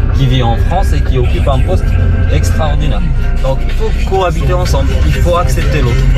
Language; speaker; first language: French; non-native, local second language; Arabic